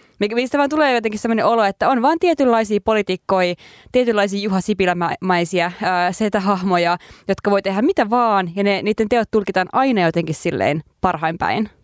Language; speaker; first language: Finnish; native; Finnish